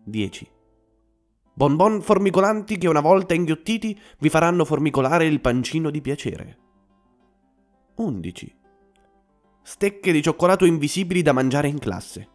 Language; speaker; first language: Italian; native; Italian